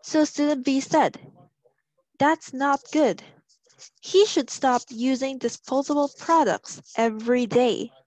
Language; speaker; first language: English; non-native, local second language; Chinese